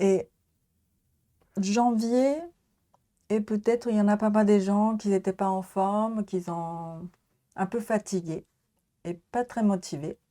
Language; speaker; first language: French; non-native, learner; Japanese